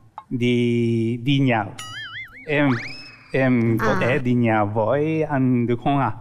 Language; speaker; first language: Vietnamese; non-native, learner; Japanese